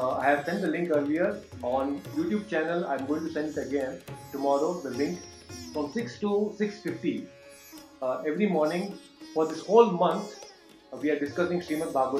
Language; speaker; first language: English; non-native, local second language; Kannada